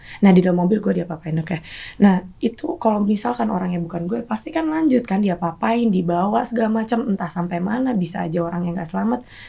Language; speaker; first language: Indonesian; native; Indonesian